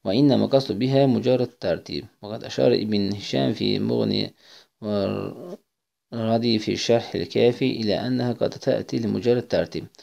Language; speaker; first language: Arabic; non-native, fluent; Azerbaijani